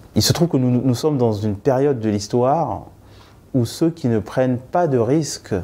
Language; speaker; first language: French; non-native, local second language; Wolof